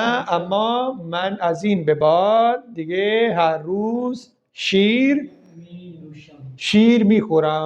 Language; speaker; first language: Persian; non-native, fluent; Urdu